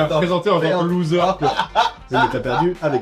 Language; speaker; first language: French; native; French